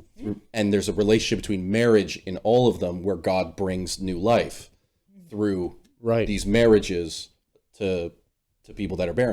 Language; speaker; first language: English; native; English